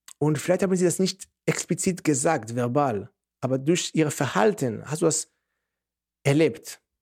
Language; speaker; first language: German; non-native, fluent; Hebrew